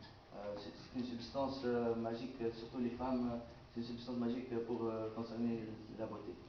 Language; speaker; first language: French; non-native, local second language; Arabic